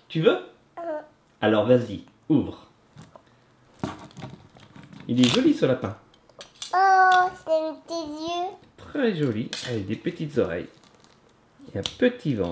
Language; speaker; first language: French; native; French